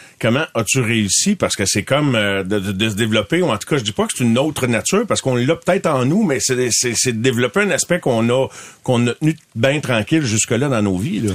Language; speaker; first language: French; native; French